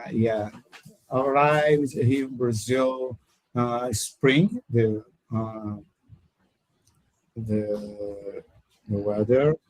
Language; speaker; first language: English; non-native, learner; Portuguese